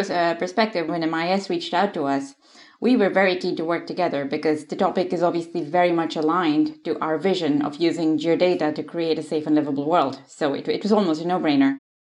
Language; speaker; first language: English; non-native, local second language; Odia